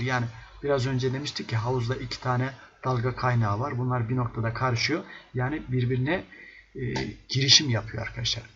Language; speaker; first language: Turkish; native; Turkish